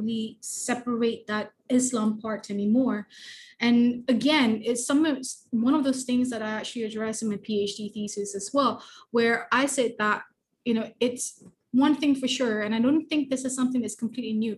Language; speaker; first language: English; native; English